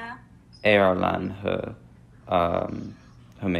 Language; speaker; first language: Chinese; non-native, learner; English